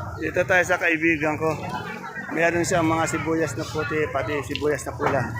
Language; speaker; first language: Filipino; native; Filipino